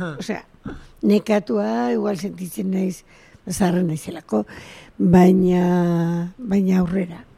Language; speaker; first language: Basque; non-native, local second language; Spanish